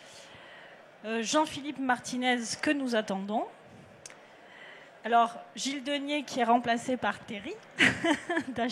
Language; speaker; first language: French; native; French